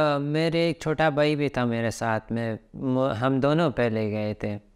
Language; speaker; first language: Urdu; early bilingual, other home language; Pashto